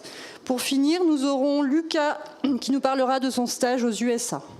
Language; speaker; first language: French; native; French